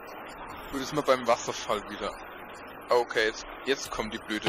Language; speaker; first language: German; native; German